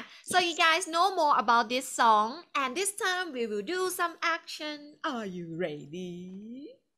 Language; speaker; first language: English; non-native, fluent; Thai